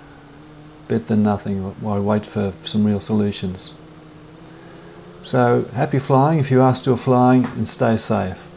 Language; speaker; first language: English; native; English